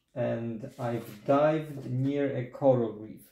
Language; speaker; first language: English; non-native, fluent; Polish